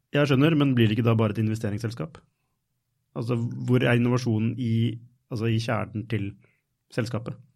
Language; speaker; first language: Norwegian; native; Norwegian